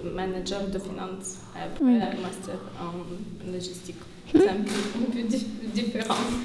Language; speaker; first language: French; non-native, fluent; Ukrainian